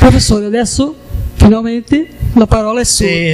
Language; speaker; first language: Italian; non-native, learner; Portuguese